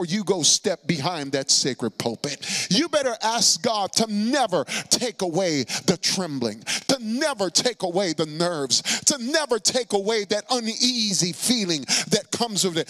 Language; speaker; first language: English; native; English